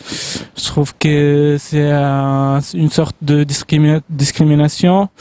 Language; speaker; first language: French; non-native, local second language; Arabic